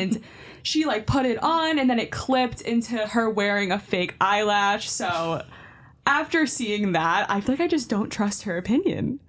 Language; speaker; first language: English; native; English